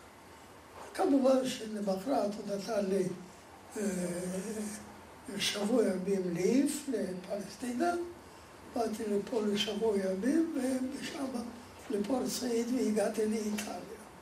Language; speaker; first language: Hebrew; non-native, fluent; Polish